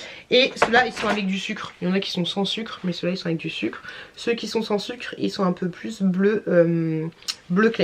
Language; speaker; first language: French; native; French